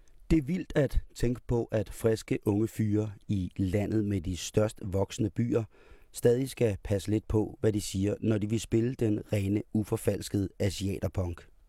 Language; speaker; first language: Danish; native; Danish